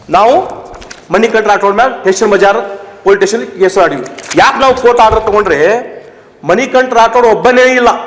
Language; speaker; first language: Kannada; non-native, local second language; Lambadi